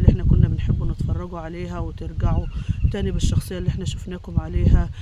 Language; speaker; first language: Arabic; native; Arabic